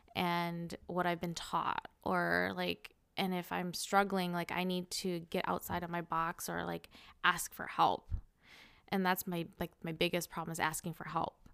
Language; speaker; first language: English; native; English